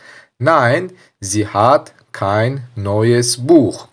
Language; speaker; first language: German; non-native, fluent; Tajik